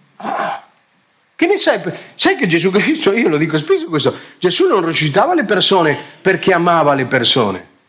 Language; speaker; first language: Italian; non-native, fluent; Spanish